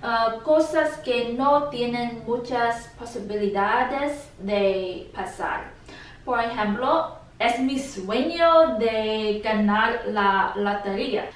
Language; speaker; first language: Spanish; non-native, learner; English